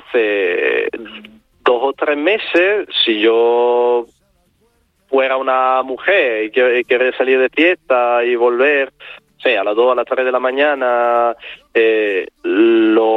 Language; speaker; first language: Spanish; non-native, fluent; Italian